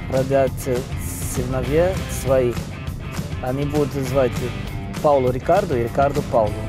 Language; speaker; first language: Russian; non-native, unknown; Portuguese